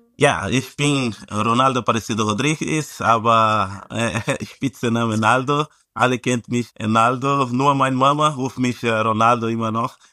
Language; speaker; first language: German; non-native, fluent; Portuguese